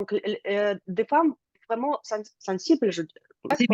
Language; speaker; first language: French; non-native, learner; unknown